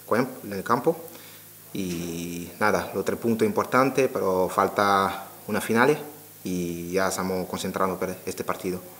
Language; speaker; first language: Spanish; non-native, learner; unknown